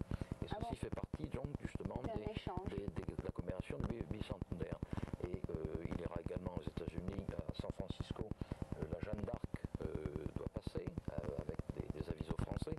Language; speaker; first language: French; native; French